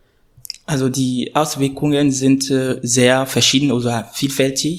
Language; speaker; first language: German; non-native, fluent; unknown